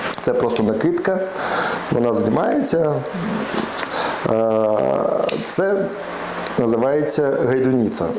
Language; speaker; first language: Ukrainian; non-native, local second language; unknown